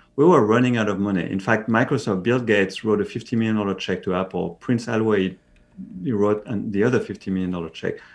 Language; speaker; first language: English; non-native, fluent; French